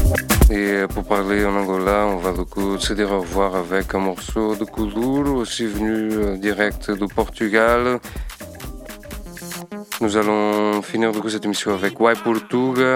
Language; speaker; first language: French; non-native, fluent; Portuguese